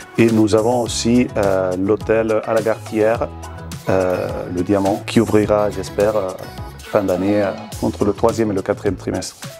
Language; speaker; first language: French; non-native, fluent; Spanish